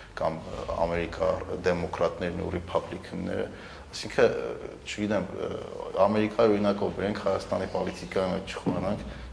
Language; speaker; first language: Armenian; native; Armenian